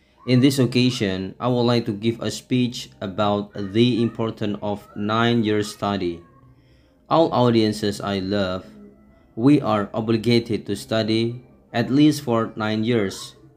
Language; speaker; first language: English; non-native, fluent; Indonesian